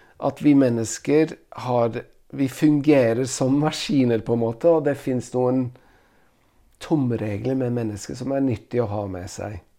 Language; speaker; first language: Norwegian; non-native, fluent; English